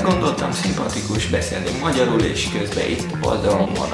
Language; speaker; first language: Hungarian; early bilingual, heritage; Italian